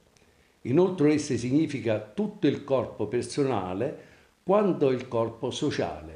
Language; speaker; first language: Italian; native; Italian